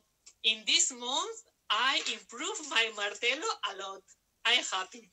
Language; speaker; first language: English; non-native, learner; Spanish